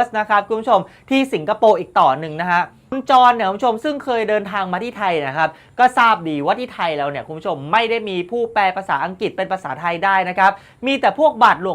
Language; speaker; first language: Thai; native; Thai